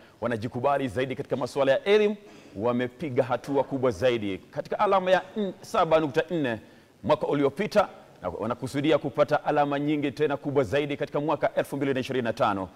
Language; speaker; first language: Swahili; non-native, local second language; Gusii